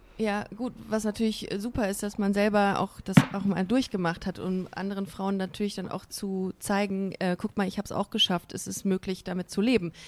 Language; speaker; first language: German; native; German